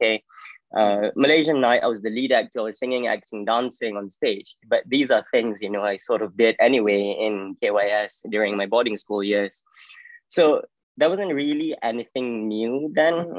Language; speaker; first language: English; non-native, local second language; Malay